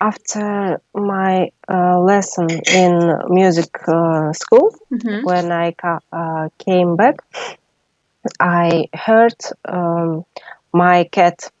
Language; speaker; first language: English; non-native, learner; Russian